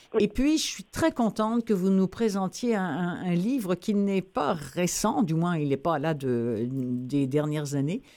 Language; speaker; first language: French; native; French